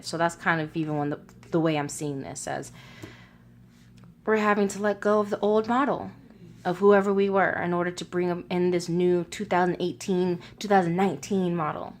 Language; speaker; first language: English; native; English